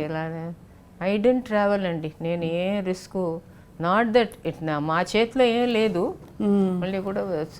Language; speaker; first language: Telugu; non-native, local second language; Tamil